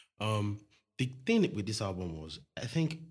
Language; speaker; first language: English; non-native, local second language; Yoruba